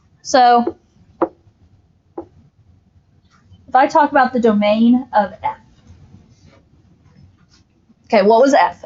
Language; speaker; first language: English; native; English